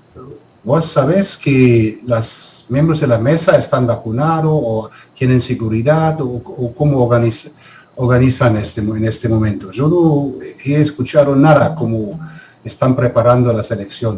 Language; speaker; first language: Spanish; non-native, fluent; German